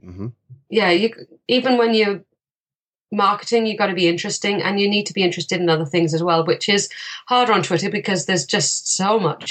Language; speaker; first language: English; native; English